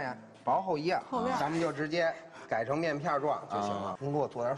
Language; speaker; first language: Chinese; native; Chinese